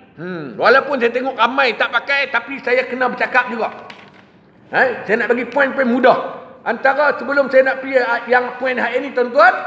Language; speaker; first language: Malay; native; Malay